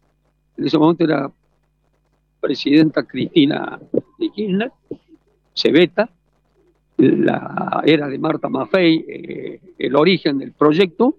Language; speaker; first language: Spanish; native; Spanish